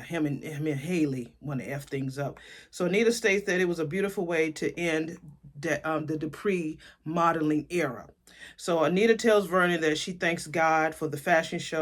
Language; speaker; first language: English; native; English